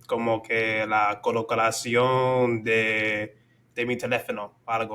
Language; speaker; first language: Spanish; non-native, fluent; English